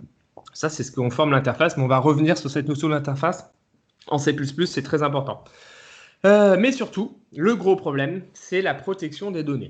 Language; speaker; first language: French; native; French